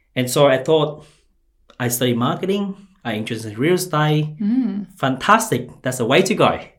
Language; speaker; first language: English; non-native, fluent; Vietnamese